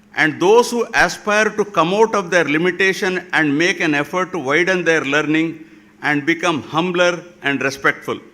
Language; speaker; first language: English; non-native, local second language; Kannada